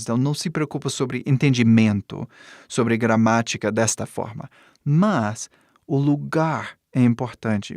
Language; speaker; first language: Portuguese; non-native, fluent; English